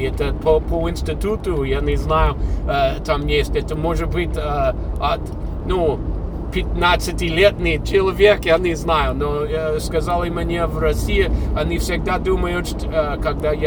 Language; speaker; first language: Russian; non-native, fluent; English